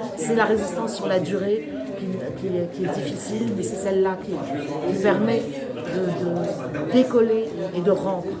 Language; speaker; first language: French; native; French